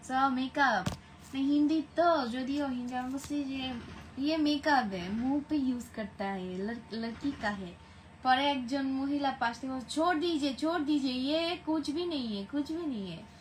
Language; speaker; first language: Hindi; non-native, learner; Bangla